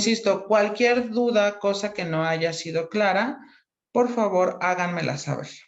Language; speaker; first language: Spanish; native; Spanish